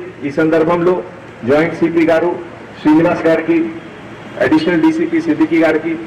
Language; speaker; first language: Telugu; non-native, local second language; Hindi